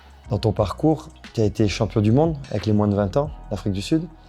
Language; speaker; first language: French; native; French